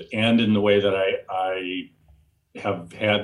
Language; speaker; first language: English; native; English